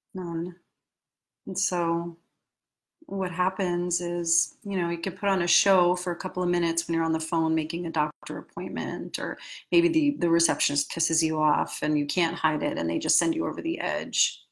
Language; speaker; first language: English; native; English